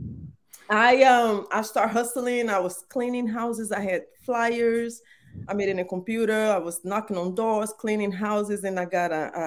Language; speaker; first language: English; non-native, fluent; Portuguese